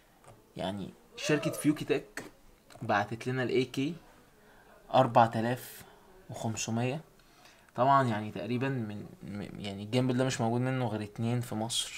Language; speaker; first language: Arabic; native; Arabic